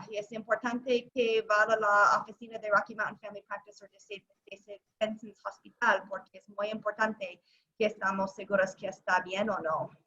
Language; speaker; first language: Spanish; non-native, learner; English